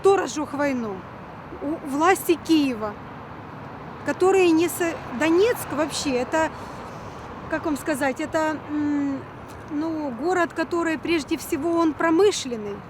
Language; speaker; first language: Russian; native; Russian